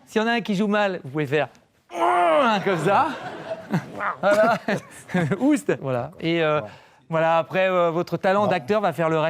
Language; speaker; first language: French; native; French